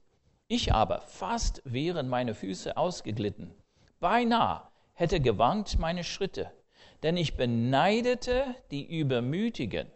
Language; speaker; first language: German; non-native, fluent; English